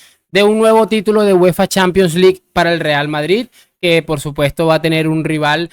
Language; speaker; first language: Spanish; native; Spanish